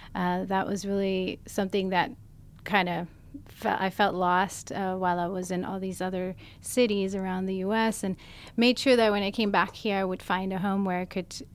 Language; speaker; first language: English; non-native, fluent; German